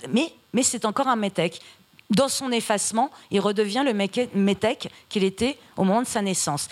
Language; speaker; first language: French; early bilingual, other home language; Persian